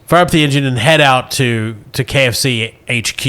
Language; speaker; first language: English; native; English